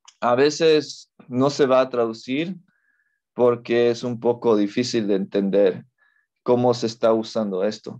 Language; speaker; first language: Spanish; non-native, fluent; English